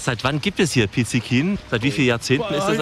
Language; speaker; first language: German; native; German